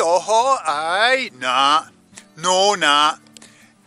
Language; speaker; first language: Spanish; native; Spanish